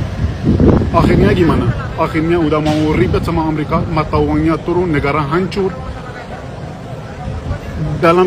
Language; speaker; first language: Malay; non-native, fluent; Persian